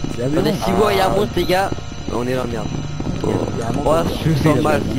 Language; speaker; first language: French; native; French